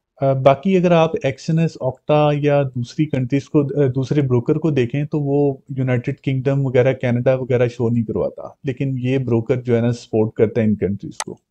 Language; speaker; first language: Urdu; non-native, local second language; Punjabi